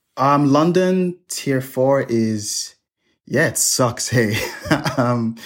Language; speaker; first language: English; native; English